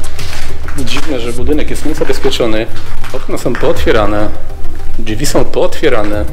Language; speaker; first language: Polish; native; Polish